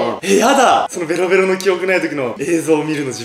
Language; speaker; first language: Japanese; native; Japanese